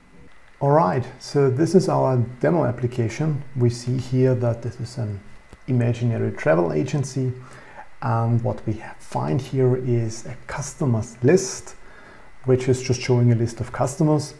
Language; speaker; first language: English; non-native, fluent; German